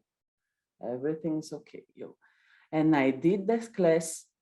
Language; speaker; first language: English; non-native, learner; Portuguese